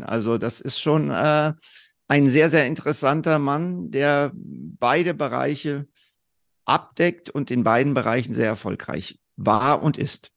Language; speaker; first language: German; native; German